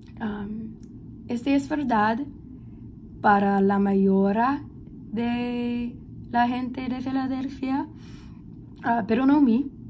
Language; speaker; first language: Spanish; non-native, learner; English